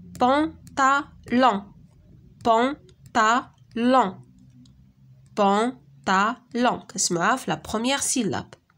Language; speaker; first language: French; non-native, local second language; Arabic